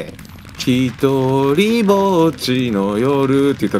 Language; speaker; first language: Japanese; native; Japanese